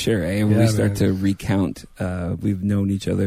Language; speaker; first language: English; native; English